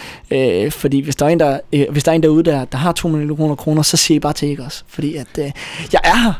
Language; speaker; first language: Danish; native; Danish